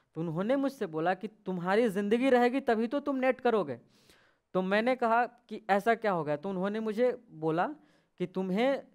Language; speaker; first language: Hindi; native; Hindi